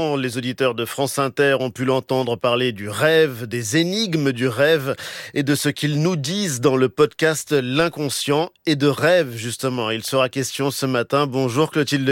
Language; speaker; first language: French; native; French